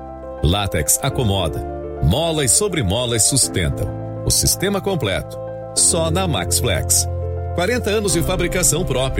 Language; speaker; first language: Portuguese; native; Portuguese